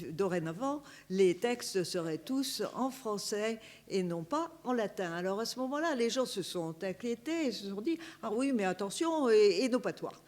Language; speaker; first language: French; native; French